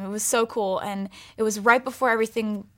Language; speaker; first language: English; native; English